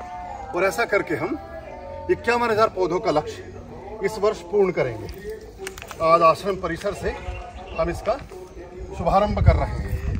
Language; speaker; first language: Hindi; native; Hindi